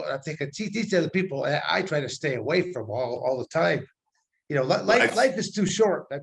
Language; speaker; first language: English; native; English